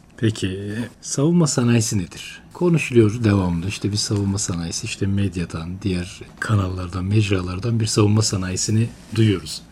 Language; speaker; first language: Turkish; native; Turkish